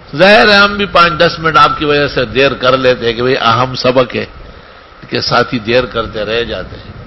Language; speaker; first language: Urdu; non-native, local second language; Pashto